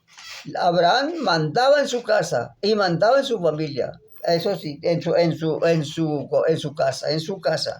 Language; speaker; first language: Spanish; native; Spanish